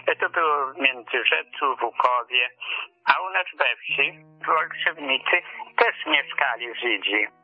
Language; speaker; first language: Polish; native; Polish